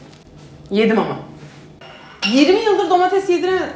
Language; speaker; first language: Turkish; native; Turkish